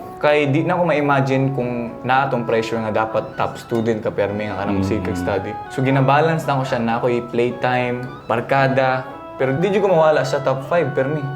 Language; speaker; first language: Cebuano; native; Cebuano